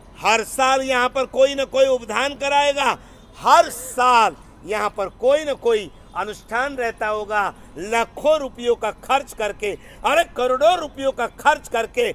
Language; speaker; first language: Hindi; non-native, local second language; Gujarati